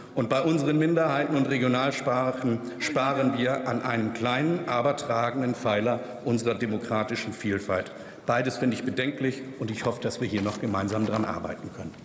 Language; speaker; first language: German; non-native, local second language; Danish